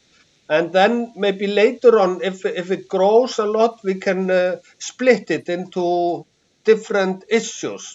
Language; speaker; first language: English; non-native, fluent; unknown